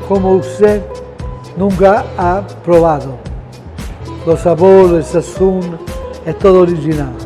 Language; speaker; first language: Spanish; non-native, fluent; Italian